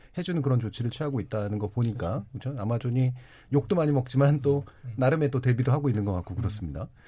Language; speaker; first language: Korean; native; Korean